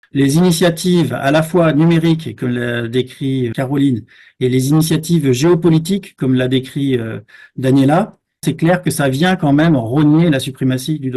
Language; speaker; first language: French; native; French